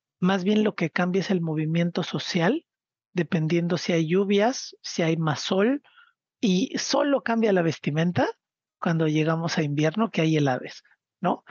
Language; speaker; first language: Spanish; native; Spanish